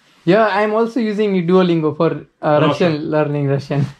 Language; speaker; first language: English; non-native, local second language; Hindi